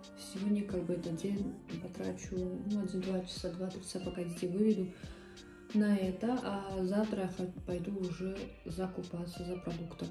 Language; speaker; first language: Russian; native; Russian